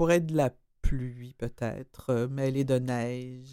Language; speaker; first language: French; native; French